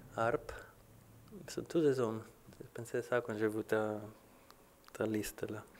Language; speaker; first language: French; non-native, learner; Spanish